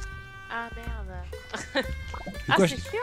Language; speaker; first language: French; non-native, fluent; English